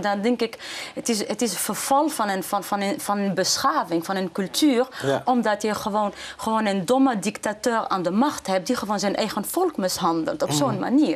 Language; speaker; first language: Dutch; non-native, fluent; Arabic